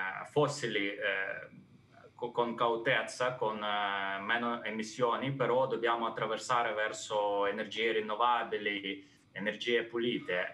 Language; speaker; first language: Italian; non-native, fluent; Ukrainian